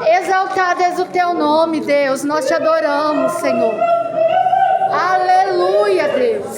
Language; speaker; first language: Portuguese; native; Portuguese